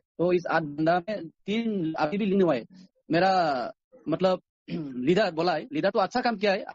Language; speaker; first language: Hindi; non-native, local second language; Assamese